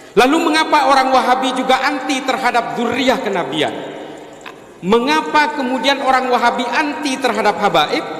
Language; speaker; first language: Indonesian; non-native, local second language; Madurese